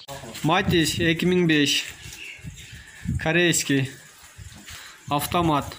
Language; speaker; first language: Russian; non-native, local second language; Kyrgyz